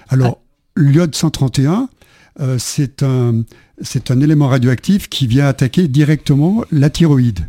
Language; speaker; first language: French; native; French